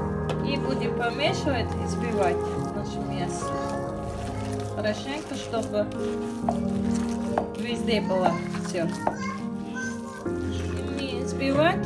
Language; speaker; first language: Russian; non-native, local second language; Tajik